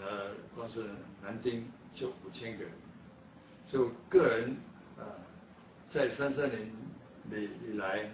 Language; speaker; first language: Chinese; native; Chinese